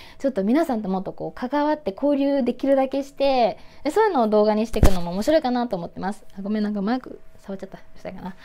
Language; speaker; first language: Japanese; native; Japanese